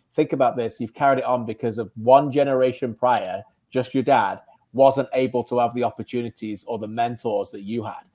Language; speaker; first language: English; native; English